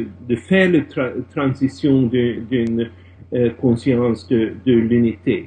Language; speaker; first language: French; non-native, fluent; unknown